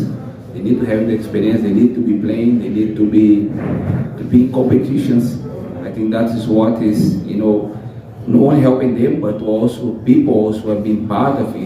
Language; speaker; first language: English; non-native, fluent; Spanish